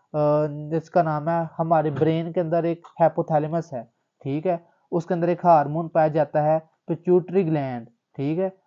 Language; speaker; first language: Urdu; native; Urdu